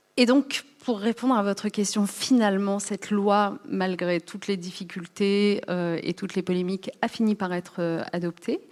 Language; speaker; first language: French; early bilingual, other home language; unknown